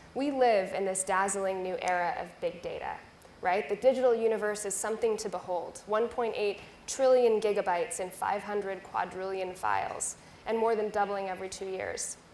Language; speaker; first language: English; native; English